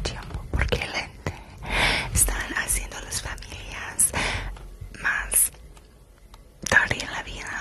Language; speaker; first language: Spanish; non-native, learner; English